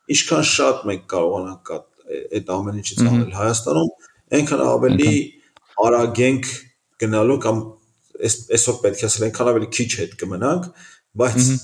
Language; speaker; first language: Armenian; native; Armenian